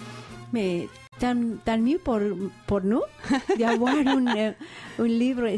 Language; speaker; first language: French; non-native, fluent; Spanish